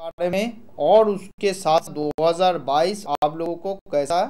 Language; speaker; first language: Hindi; non-native, local second language; Bangla